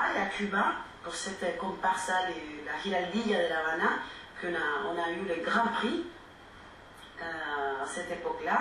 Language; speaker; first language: French; non-native, fluent; Spanish